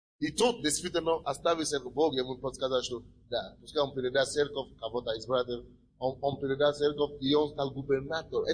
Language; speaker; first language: Russian; non-native, fluent; Yoruba